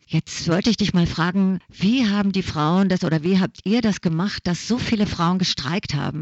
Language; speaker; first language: German; native; German